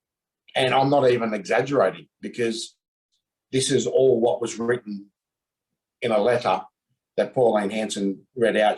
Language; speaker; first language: English; native; English